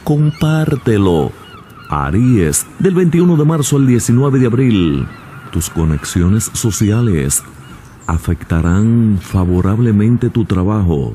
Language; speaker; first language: Spanish; native; Spanish